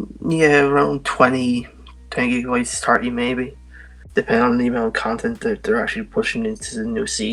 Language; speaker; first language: English; native; English